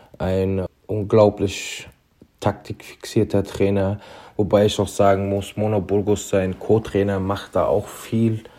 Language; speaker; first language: German; early bilingual, other home language; Turkish